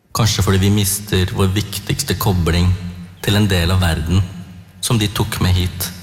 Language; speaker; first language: Norwegian; early bilingual, other home language; Tamil